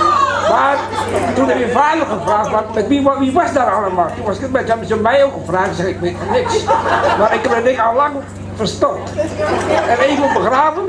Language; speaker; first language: Dutch; early bilingual, other home language; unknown